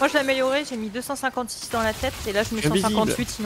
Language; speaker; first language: French; native; French